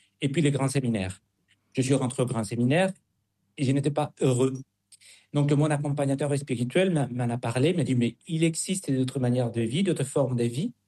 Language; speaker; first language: French; non-native, fluent; Spanish